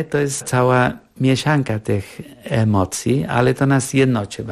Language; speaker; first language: Polish; non-native, fluent; Catalan